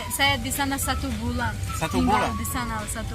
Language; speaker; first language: Indonesian; non-native, learner; Tajik